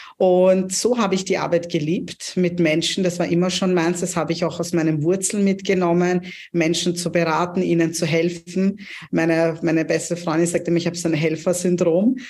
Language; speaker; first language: German; non-native, fluent; Urdu